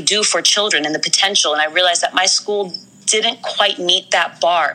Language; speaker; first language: English; native; English